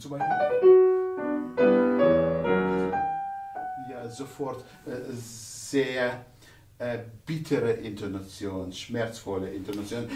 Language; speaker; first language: German; non-native, fluent; Russian